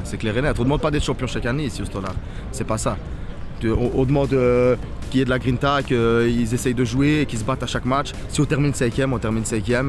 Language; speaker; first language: French; native; French